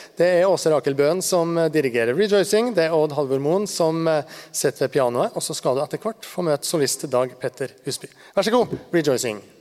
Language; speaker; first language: Norwegian; native; Norwegian